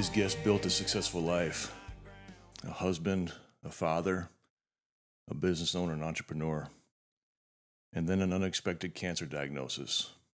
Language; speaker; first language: English; native; English